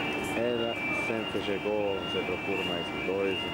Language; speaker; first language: Portuguese; non-native, learner; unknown